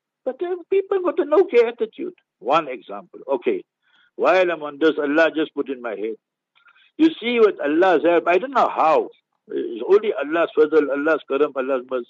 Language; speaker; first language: English; early bilingual, other home language; Urdu